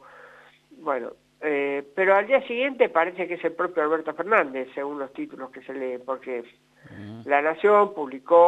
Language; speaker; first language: Spanish; native; Spanish